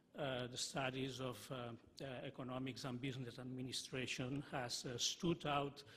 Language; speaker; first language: English; non-native, fluent; Catalan